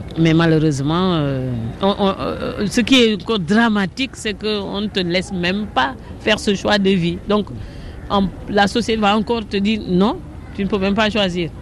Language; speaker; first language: French; non-native, local second language; Wolof